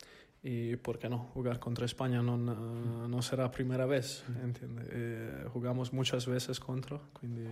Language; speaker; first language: Spanish; non-native, fluent; Italian